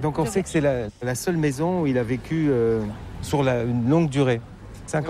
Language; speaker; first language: French; native; French